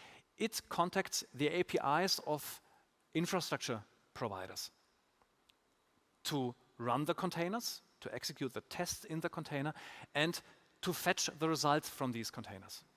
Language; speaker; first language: English; non-native, fluent; German